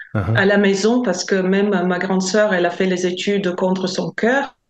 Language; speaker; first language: French; non-native, fluent; Latvian